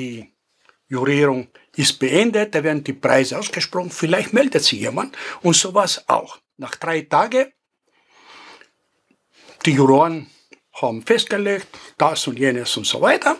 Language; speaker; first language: German; non-native, fluent; Greek